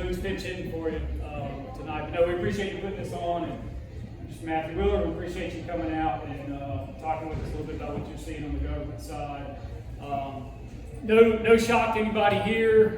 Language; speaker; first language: English; native; English